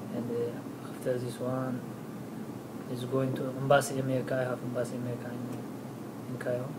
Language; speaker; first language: English; non-native, learner; Tigrinya